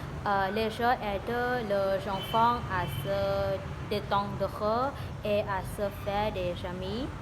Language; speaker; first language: French; non-native, learner; Vietnamese